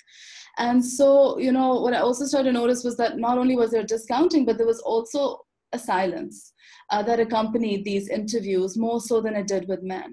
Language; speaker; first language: English; non-native, local second language; Urdu